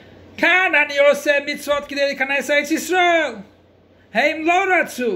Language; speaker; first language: Hebrew; non-native, fluent; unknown